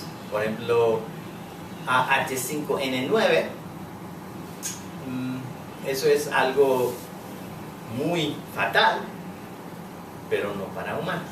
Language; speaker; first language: Spanish; non-native, fluent; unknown